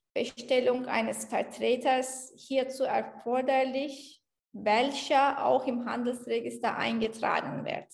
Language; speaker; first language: German; non-native, fluent; Turkish